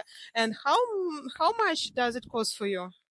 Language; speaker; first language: English; non-native, fluent; Russian